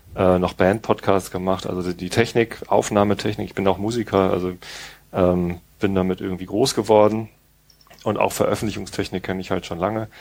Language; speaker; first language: German; native; German